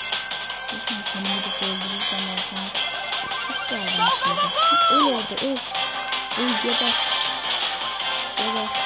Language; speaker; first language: Turkish; native; Turkish